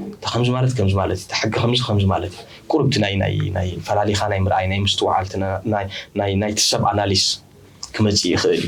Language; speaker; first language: Tigrinya; early bilingual, heritage; Tigrinya